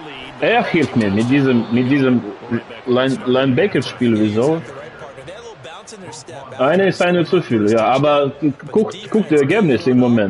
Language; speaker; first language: German; non-native, learner; Russian